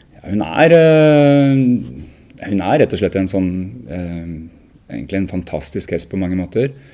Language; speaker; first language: Norwegian; native; Norwegian